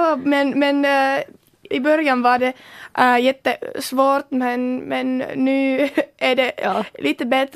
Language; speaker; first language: Swedish; non-native, local second language; Finnish